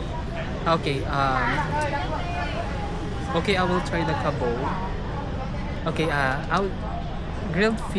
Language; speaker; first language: English; non-native, learner; Filipino